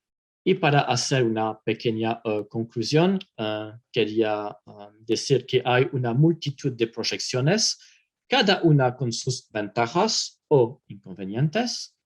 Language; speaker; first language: Spanish; non-native, fluent; French